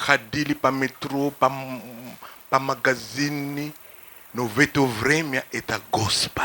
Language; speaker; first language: Russian; non-native, fluent; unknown